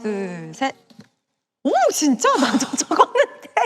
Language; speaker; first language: Korean; native; Korean